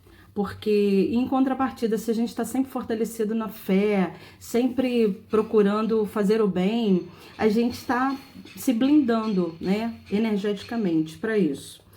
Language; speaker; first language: Portuguese; native; Portuguese